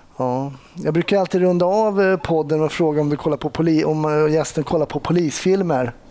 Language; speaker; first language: Swedish; native; Swedish